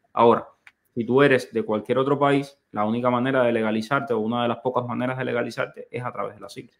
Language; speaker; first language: Spanish; native; Spanish